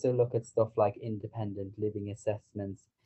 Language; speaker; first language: English; native; English